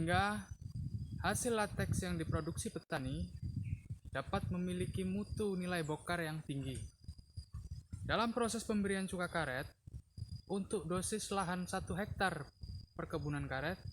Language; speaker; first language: Indonesian; native; Indonesian